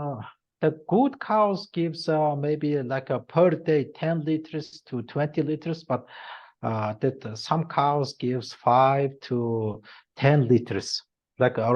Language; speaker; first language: English; non-native, learner; Mongolian